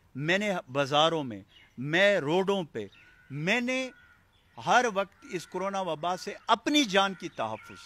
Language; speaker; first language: Urdu; non-native, local second language; Pashto